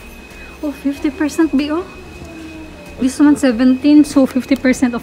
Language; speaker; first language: English; non-native, learner; Filipino